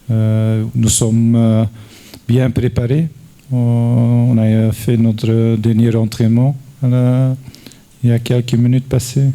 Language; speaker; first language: French; non-native, fluent; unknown